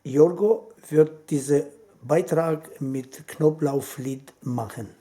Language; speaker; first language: German; non-native, learner; Albanian